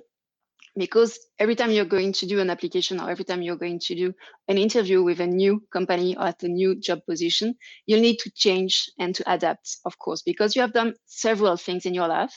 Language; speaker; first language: English; non-native, fluent; French